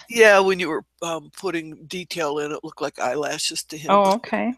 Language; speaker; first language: English; native; English